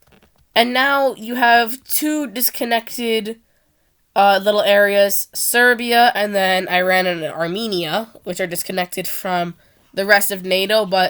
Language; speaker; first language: English; non-native, fluent; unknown